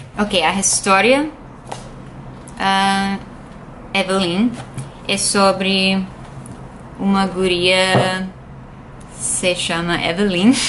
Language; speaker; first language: Portuguese; non-native, fluent; English